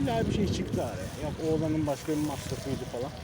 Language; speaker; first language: Turkish; native; Turkish